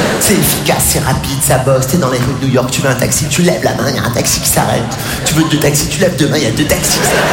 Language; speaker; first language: French; native; French